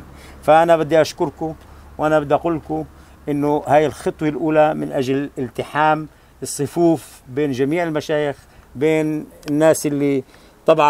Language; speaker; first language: Arabic; native; Arabic